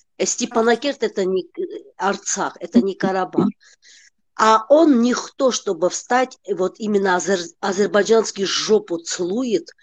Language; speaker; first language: Russian; non-native, fluent; Armenian